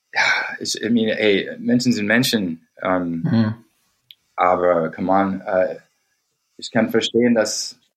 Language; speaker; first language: German; non-native, fluent; English